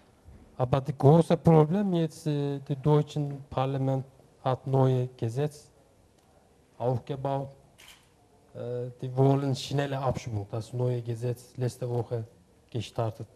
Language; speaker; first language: German; non-native, learner; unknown